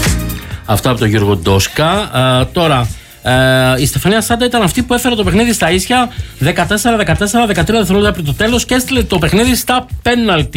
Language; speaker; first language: Greek; native; Greek